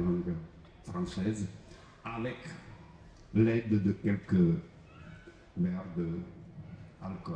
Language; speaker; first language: French; non-native, fluent; Croatian